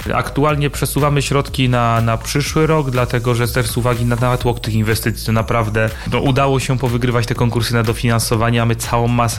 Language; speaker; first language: Polish; native; Polish